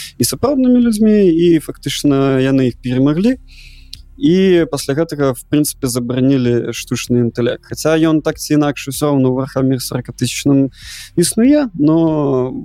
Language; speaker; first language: Belarusian; non-native, local second language; Russian